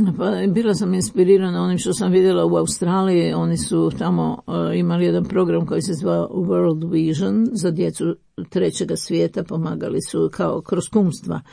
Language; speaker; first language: Croatian; native; Croatian